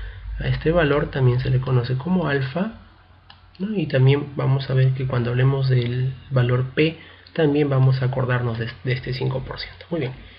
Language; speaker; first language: Spanish; native; Spanish